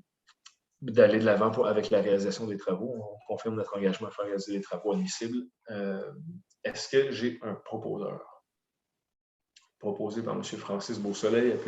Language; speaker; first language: French; native; French